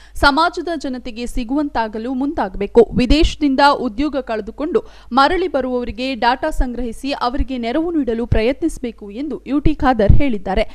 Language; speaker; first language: Kannada; native; Kannada